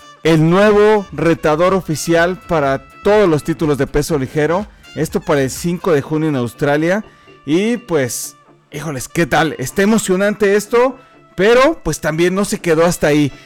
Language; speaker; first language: Spanish; native; Spanish